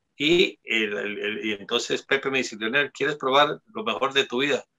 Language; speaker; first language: Spanish; native; Spanish